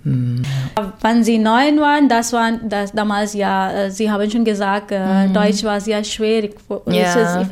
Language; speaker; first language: German; non-native, fluent; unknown